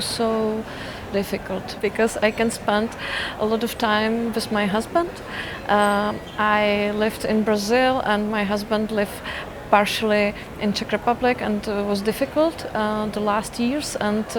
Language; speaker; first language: English; non-native, fluent; Czech